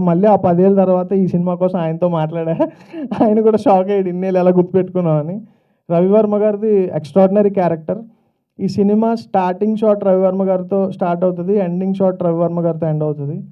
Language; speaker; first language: Telugu; native; Telugu